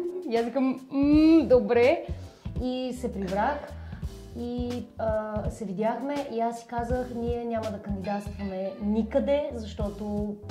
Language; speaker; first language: Bulgarian; native; Bulgarian